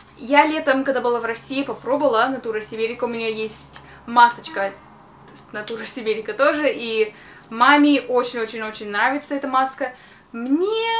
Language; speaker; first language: Russian; early bilingual, heritage; Russian